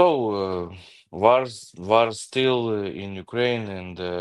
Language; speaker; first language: English; non-native, learner; Ukrainian